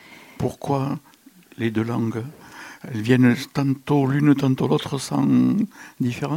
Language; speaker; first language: French; native; French